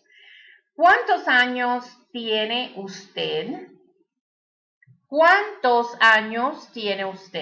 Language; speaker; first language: Spanish; early bilingual, heritage; Spanish